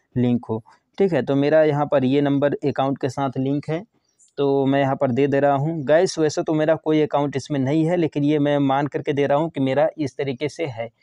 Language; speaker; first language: Hindi; native; Hindi